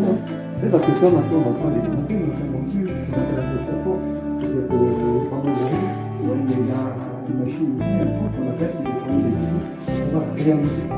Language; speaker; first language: French; native; French